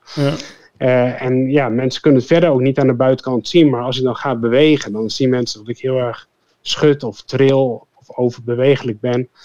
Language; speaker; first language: Dutch; native; Dutch